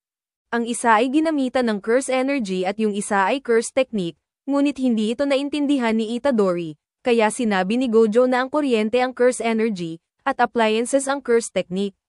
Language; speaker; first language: Filipino; native; Filipino